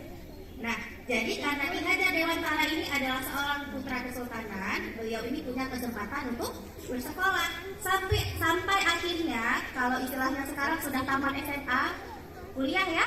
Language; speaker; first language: Indonesian; native; Indonesian